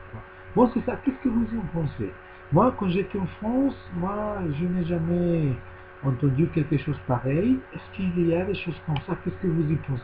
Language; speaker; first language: French; non-native, learner; Spanish